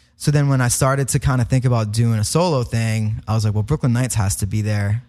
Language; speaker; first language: English; native; English